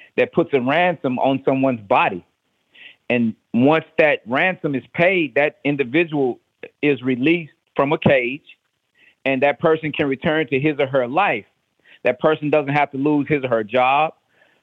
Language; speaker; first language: English; native; English